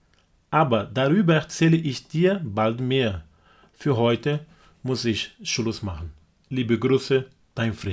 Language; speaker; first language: German; non-native, fluent; Portuguese